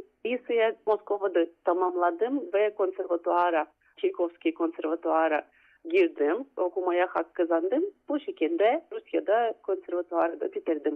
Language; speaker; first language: Turkish; non-native, fluent; Russian